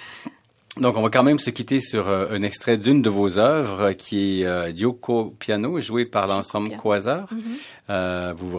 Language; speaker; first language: French; native; French